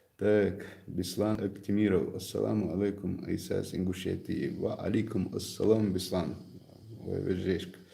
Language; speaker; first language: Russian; non-native, local second language; Chechen